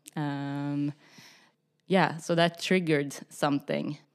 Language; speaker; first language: English; early bilingual, other home language; Swedish